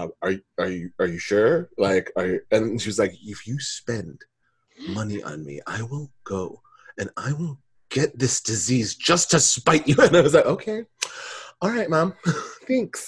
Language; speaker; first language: English; native; English